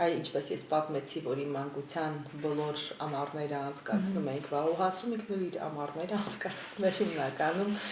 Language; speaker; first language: Armenian; native; Armenian